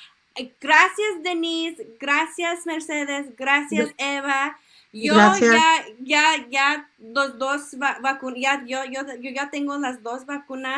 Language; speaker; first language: Spanish; early bilingual, heritage; Spanish